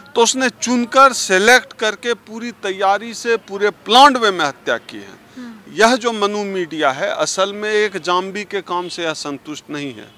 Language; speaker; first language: Hindi; native; Hindi